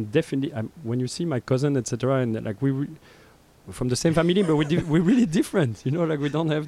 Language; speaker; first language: English; non-native, fluent; French